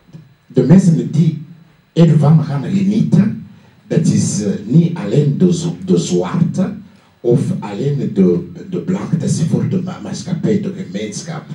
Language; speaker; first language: Dutch; non-native, learner; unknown